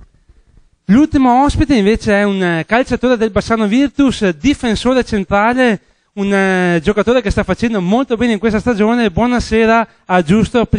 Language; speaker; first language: Italian; native; Italian